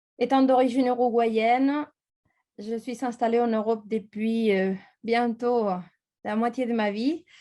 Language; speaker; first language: French; non-native, fluent; Spanish